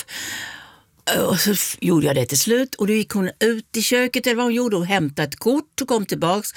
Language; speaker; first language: Swedish; native; Swedish